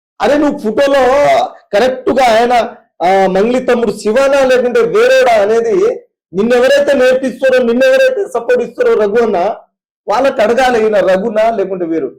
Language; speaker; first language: Telugu; non-native, local second language; Lambadi